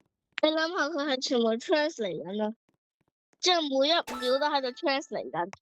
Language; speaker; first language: Chinese; early bilingual, heritage; Cantonese